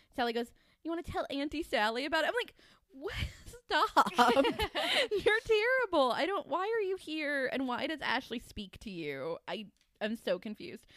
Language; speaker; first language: English; native; English